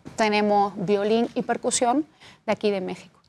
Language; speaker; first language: Spanish; native; Spanish